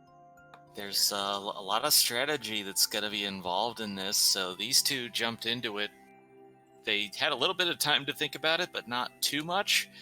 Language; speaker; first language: English; native; English